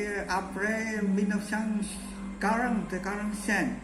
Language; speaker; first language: French; non-native, learner; Vietnamese